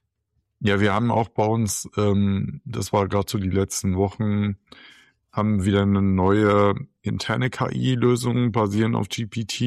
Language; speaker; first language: German; native; German